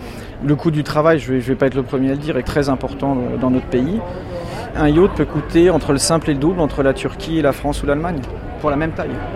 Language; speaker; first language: French; native; French